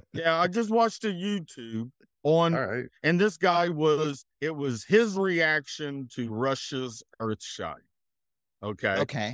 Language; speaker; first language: English; native; English